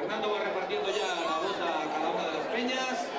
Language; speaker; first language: Spanish; native; Spanish